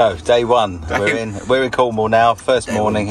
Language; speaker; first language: English; native; English